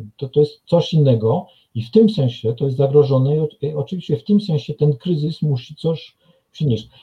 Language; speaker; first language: Polish; non-native, fluent; French